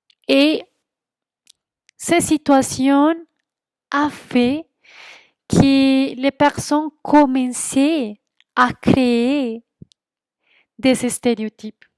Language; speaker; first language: French; non-native, fluent; Spanish